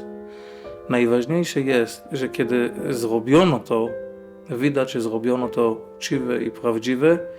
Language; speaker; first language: Polish; non-native, fluent; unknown